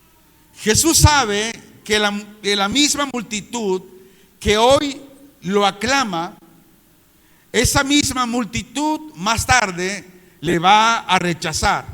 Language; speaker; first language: Spanish; native; Spanish